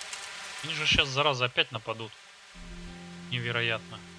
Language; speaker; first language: Russian; native; Russian